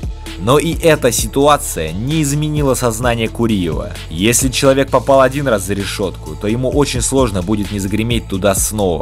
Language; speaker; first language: Russian; native; Russian